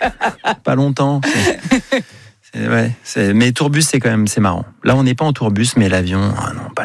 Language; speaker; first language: French; native; French